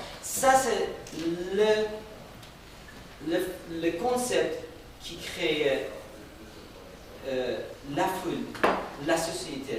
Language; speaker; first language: French; non-native, fluent; Persian